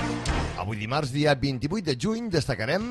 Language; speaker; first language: Catalan; native; Catalan